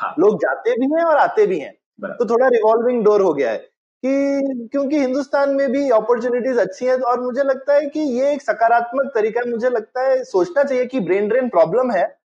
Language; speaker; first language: Hindi; native; Hindi